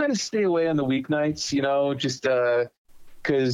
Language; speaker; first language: English; native; English